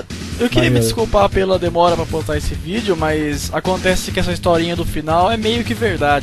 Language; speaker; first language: Portuguese; native; Portuguese